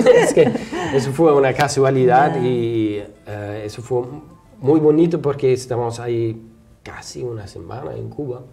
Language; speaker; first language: Spanish; non-native, fluent; German